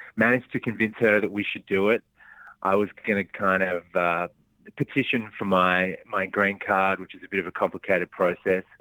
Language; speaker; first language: English; native; English